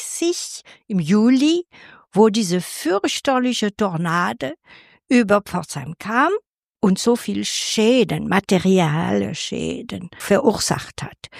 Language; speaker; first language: German; non-native, fluent; French